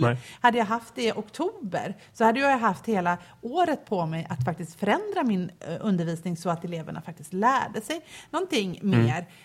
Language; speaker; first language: Swedish; native; Swedish